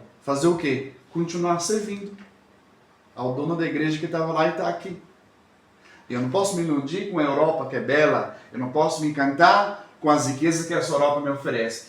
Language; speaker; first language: Portuguese; native; Portuguese